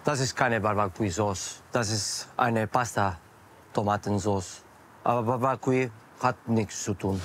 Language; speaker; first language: German; non-native, learner; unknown